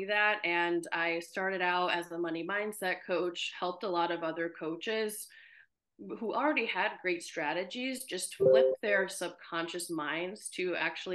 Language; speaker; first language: English; native; English